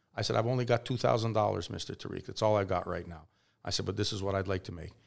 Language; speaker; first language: English; native; English